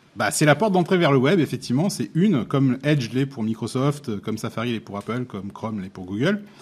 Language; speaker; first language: French; native; French